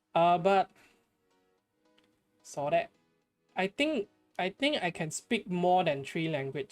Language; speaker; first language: English; non-native, fluent; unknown